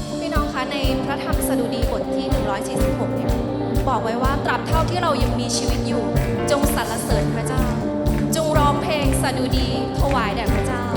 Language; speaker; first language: Thai; native; Thai